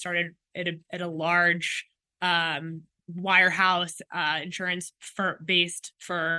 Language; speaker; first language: English; native; English